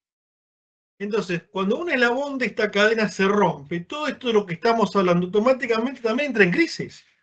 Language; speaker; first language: Spanish; native; Spanish